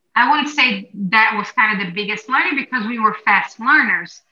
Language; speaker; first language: English; non-native, fluent; Portuguese